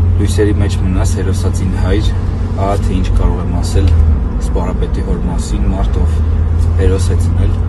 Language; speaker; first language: Armenian; native; Armenian